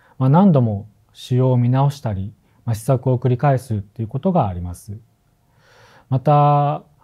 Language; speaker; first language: Japanese; native; Japanese